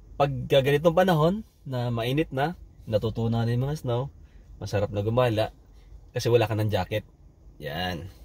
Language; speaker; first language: Filipino; non-native, local second language; Cebuano